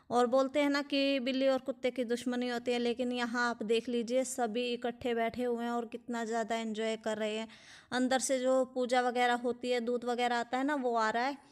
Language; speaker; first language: Hindi; native; Hindi